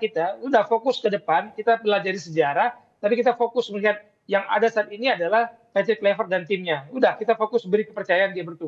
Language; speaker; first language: Indonesian; native; Indonesian